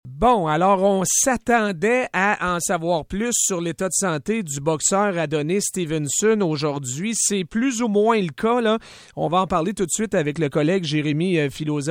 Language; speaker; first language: French; native; French